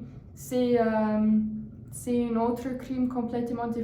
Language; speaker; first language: French; non-native, learner; English